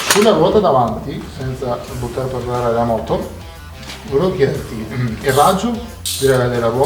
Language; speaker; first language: Italian; native; Italian